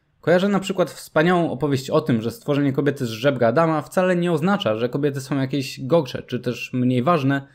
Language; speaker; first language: Polish; native; Polish